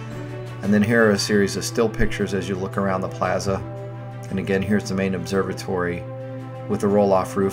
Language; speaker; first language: English; native; English